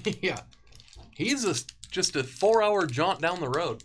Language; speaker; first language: English; native; English